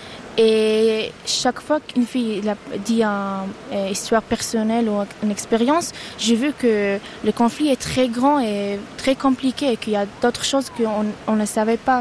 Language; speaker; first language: French; non-native, learner; Arabic